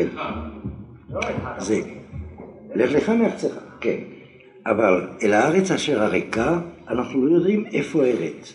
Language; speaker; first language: Hebrew; non-native, fluent; French